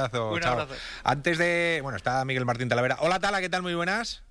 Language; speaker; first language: Spanish; native; Spanish